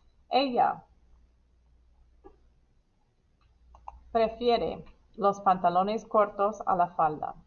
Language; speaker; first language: Spanish; non-native, fluent; English